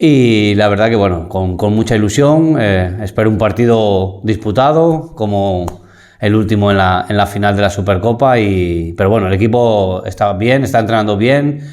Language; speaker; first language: Spanish; native; Spanish